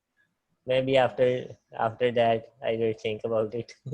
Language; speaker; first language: English; non-native, learner; Punjabi